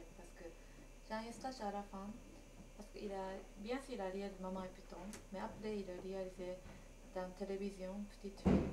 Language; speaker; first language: French; non-native, learner; Japanese